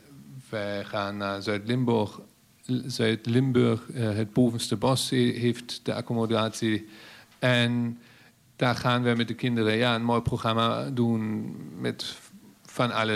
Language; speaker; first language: Dutch; non-native, fluent; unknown